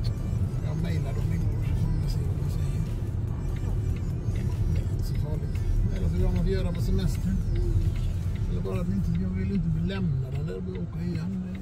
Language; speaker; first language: Swedish; native; Swedish